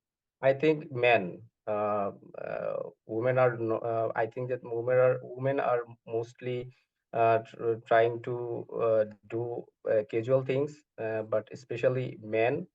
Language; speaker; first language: English; non-native, learner; Bangla